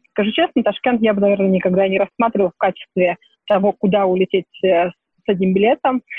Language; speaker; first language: Russian; native; Russian